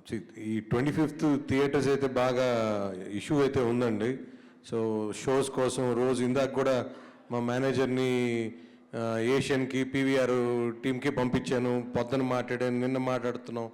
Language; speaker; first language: Telugu; native; Telugu